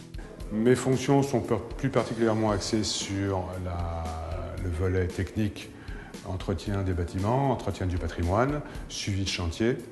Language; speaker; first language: French; native; French